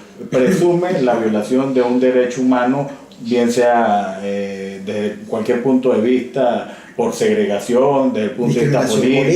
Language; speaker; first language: Spanish; native; Spanish